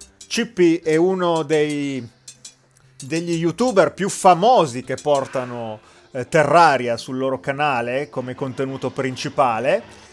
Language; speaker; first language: Italian; native; Italian